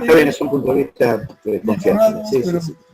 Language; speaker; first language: Spanish; native; Spanish